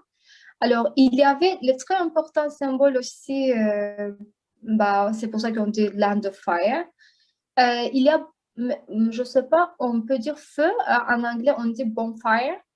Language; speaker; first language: French; non-native, learner; Azerbaijani